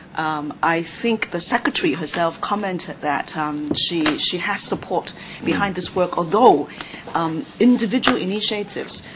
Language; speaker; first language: English; non-native, local second language; Cantonese